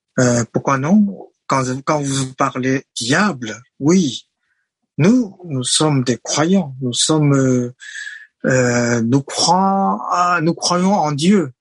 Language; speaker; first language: French; non-native, fluent; Chinese